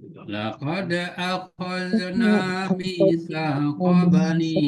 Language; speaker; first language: Arabic; non-native, learner; Indonesian